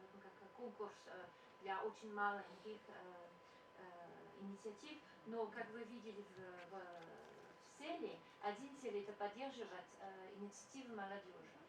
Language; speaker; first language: Russian; non-native, fluent; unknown